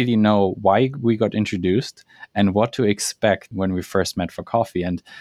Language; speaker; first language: English; non-native, fluent; German